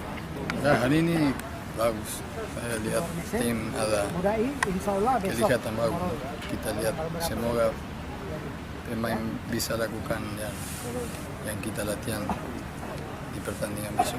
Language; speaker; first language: Indonesian; non-native, fluent; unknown